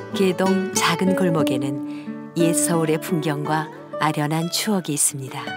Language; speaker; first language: Korean; native; Korean